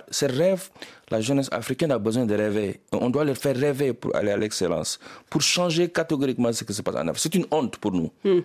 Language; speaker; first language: French; non-native, local second language; Wolof